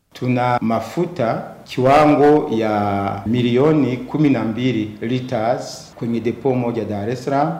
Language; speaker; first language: Swahili; non-native, local second language; Rundi